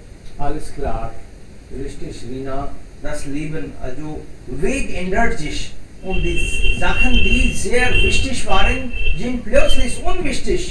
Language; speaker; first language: German; non-native, learner; Hindi